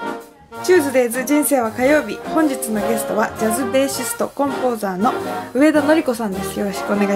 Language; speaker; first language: Japanese; native; Japanese